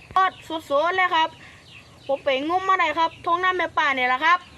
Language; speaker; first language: Thai; native; Thai